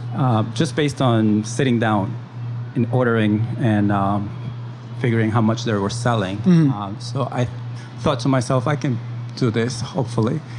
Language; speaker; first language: English; early bilingual, other home language; Spanish